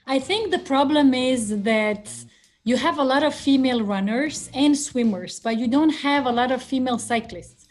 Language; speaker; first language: English; non-native, fluent; Croatian